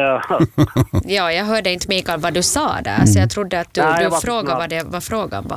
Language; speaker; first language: Swedish; native; Swedish